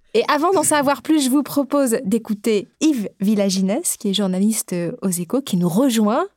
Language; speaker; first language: French; native; French